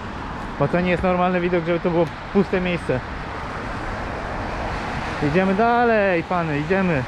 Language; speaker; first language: Polish; native; Polish